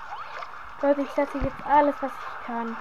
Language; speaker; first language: German; early bilingual, other home language; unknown